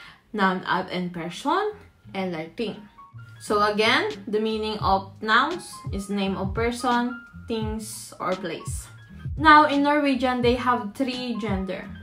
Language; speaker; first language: English; non-native, local second language; Filipino